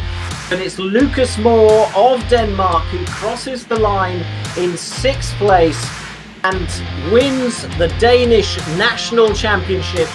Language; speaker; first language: English; native; English